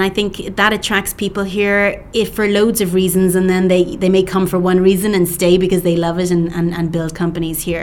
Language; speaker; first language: English; native; English